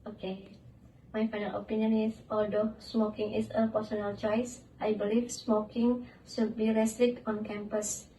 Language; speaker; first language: English; non-native, learner; Indonesian